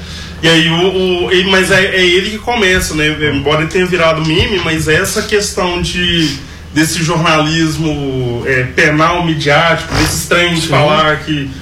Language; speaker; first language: Portuguese; native; Portuguese